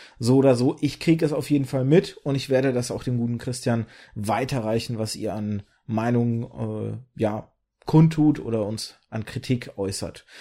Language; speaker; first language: German; early bilingual, other home language; Russian